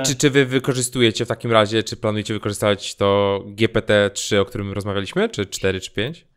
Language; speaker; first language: Polish; native; Polish